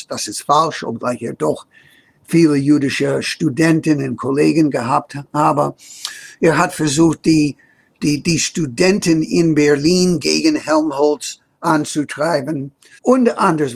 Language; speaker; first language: German; non-native, fluent; English